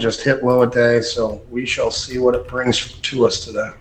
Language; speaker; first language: English; native; English